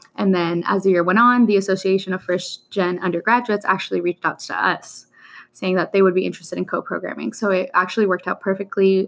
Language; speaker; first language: English; native; English